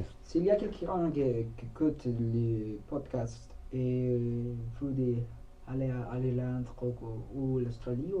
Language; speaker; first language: French; non-native, learner; Spanish